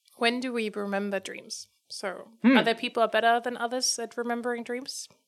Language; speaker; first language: English; non-native, fluent; German